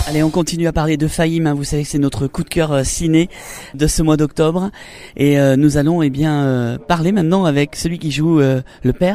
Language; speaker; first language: French; native; French